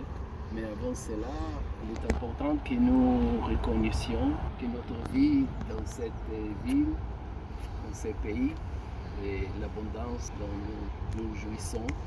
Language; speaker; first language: French; non-native, fluent; Hebrew